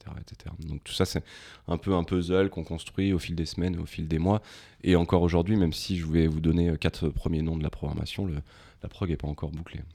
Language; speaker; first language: French; native; French